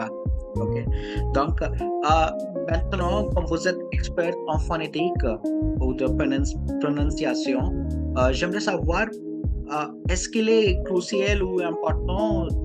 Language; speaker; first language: French; non-native, local second language; Hindi